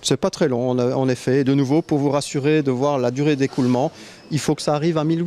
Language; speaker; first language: French; native; French